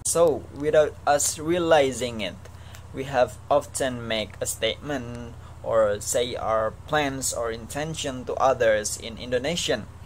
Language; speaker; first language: English; non-native, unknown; Indonesian